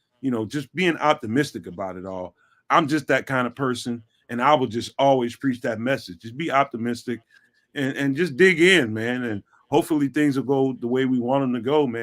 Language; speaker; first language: English; native; English